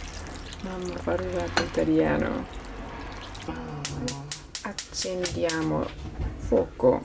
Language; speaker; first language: Italian; non-native, learner; Japanese